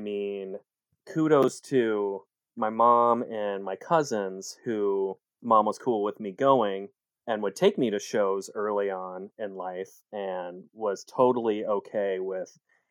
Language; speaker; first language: English; native; English